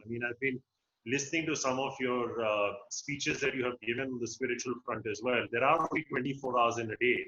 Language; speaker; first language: English; non-native, local second language; Hindi